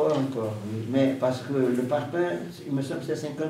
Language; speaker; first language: French; non-native, fluent; Portuguese